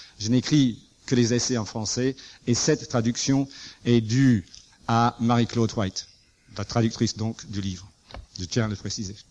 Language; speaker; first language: French; non-native, fluent; English